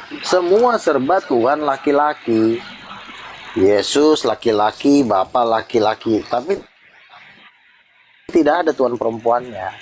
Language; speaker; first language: Malay; native; Malay